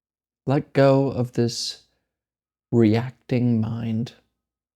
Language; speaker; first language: English; native; English